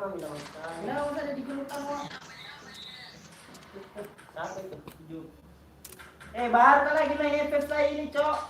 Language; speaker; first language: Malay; non-native, local second language; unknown